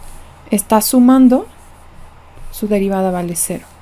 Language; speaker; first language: Spanish; native; Spanish